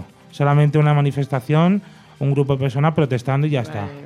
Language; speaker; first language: Spanish; native; Spanish